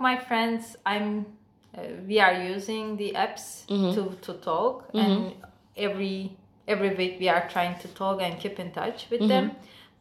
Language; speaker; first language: English; non-native, fluent; Turkish